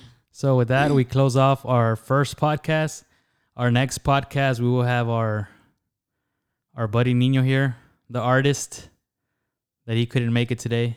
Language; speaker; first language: English; early bilingual, other home language; Spanish